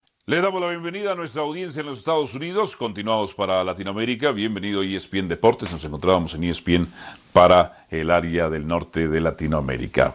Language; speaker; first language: Spanish; native; Spanish